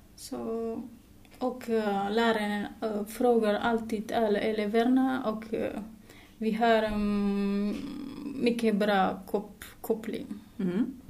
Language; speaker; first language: Swedish; non-native, learner; Indonesian